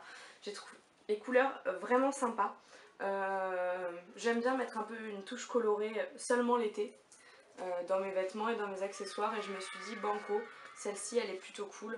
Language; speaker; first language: French; native; French